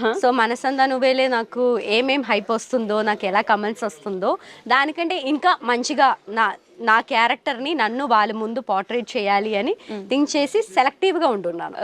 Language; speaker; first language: Telugu; non-native, fluent; Malayalam